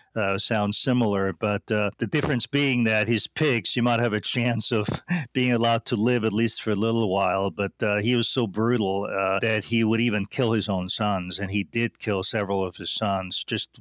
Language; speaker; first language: English; non-native, fluent; German